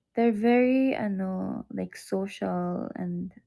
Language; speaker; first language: English; non-native, local second language; Filipino